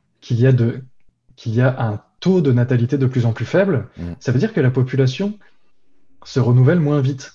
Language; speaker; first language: French; native; French